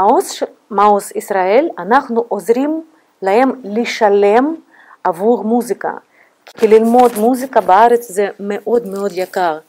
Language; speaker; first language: Hebrew; non-native, fluent; Russian